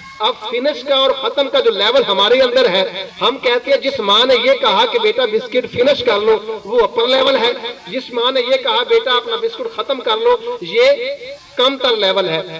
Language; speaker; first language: Urdu; non-native, local second language; Punjabi